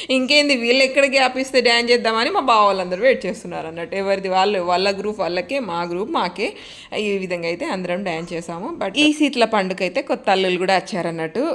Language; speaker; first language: Telugu; non-native, local second language; Lambadi